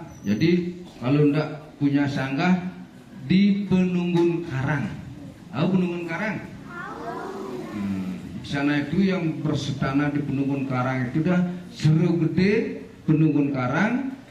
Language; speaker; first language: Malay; non-native, local second language; Balinese